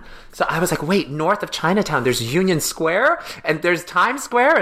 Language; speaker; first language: English; native; English